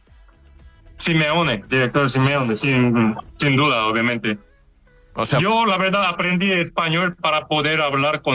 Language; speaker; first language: Spanish; non-native, fluent; Korean